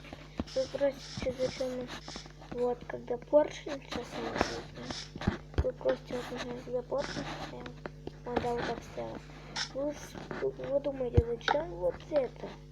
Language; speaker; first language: Russian; native; Russian